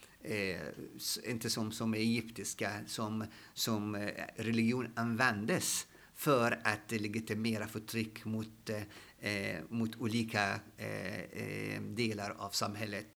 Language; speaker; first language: Swedish; non-native, fluent; Arabic